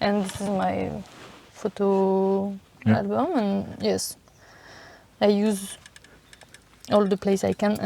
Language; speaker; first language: English; non-native, learner; French